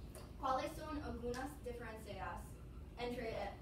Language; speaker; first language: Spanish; non-native, learner; English